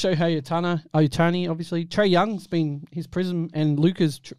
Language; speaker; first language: English; native; English